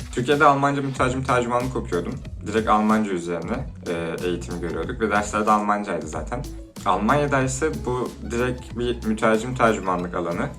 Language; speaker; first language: Turkish; native; Turkish